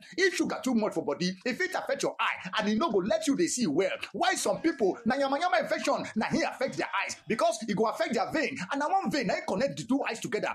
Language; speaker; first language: Nigerian Pidgin; non-native, local second language; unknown